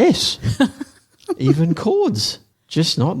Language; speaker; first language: English; native; English